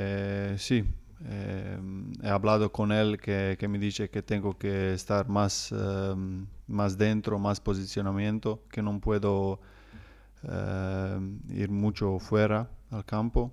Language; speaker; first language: Spanish; non-native, learner; Croatian